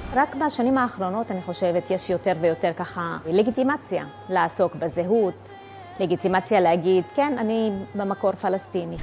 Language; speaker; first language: Hebrew; non-native, local second language; Arabic